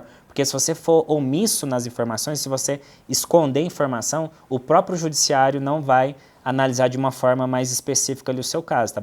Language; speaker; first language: Portuguese; native; Portuguese